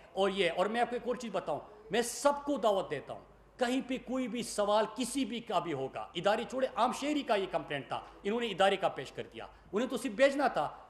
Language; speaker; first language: Urdu; non-native, local second language; Pashto